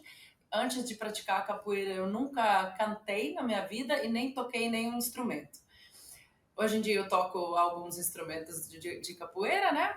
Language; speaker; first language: Portuguese; non-native, fluent; Ukrainian